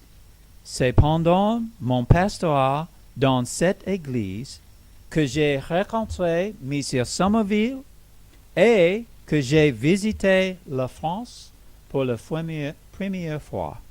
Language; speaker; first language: French; non-native, learner; English